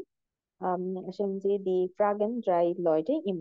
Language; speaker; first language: German; non-native, learner; Bangla